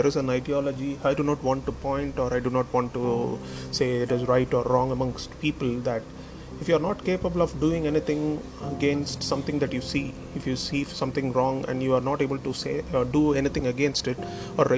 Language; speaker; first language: English; non-native, local second language; Tamil